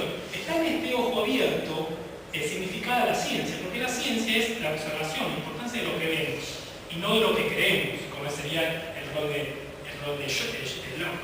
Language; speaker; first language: Spanish; native; Spanish